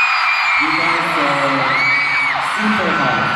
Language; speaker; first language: English; non-native, learner; Korean